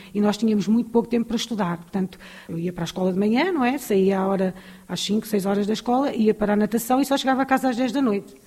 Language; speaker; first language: Portuguese; native; Portuguese